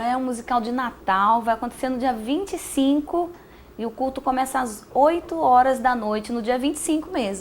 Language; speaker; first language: Portuguese; native; Portuguese